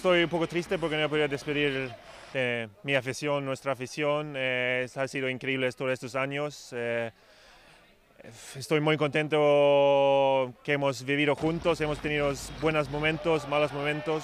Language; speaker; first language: Spanish; non-native, fluent; Swedish